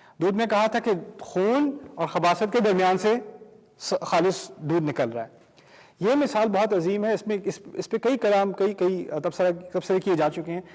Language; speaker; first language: Urdu; early bilingual, heritage; Urdu